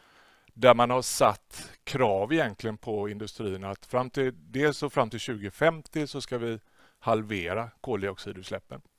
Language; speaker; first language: Swedish; native; Swedish